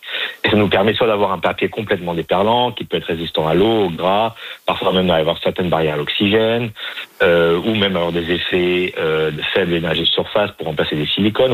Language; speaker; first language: French; native; French